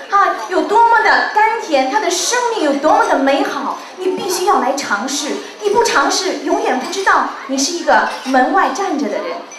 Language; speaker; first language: Chinese; native; Chinese